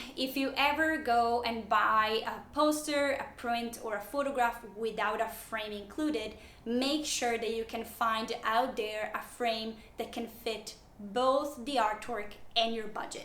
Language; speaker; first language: English; non-native, fluent; Italian